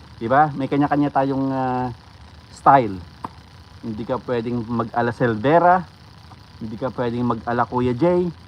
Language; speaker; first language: Filipino; non-native, local second language; Iloko